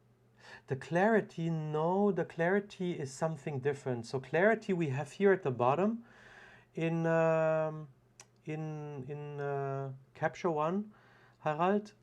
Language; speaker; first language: English; non-native, fluent; German